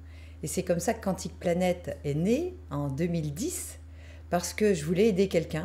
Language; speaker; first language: French; native; French